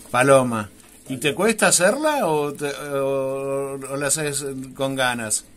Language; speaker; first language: Spanish; native; Spanish